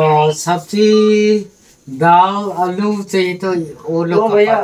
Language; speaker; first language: Hindi; non-native, local second language; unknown